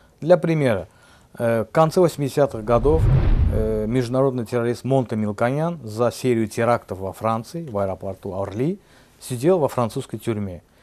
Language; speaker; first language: Russian; non-native, local second language; Azerbaijani